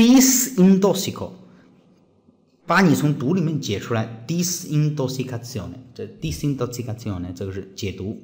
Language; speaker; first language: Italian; non-native, fluent; Chinese